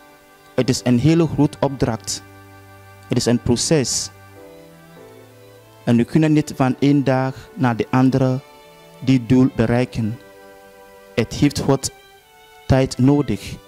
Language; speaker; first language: Dutch; non-native, fluent; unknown